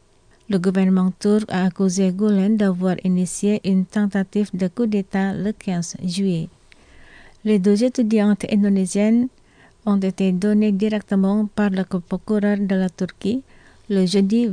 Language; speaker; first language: French; non-native, fluent; Indonesian